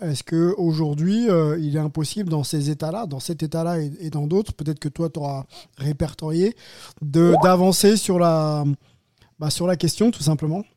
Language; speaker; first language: French; native; French